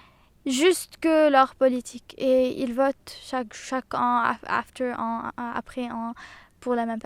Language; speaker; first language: French; non-native, local second language; Arabic